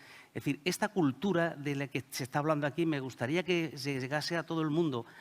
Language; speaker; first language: Spanish; native; Spanish